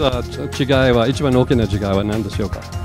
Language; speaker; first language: Japanese; non-native, learner; English